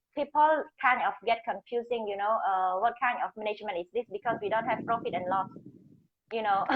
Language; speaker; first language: English; non-native, fluent; Khmer